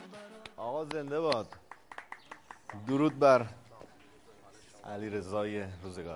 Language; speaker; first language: Persian; native; Persian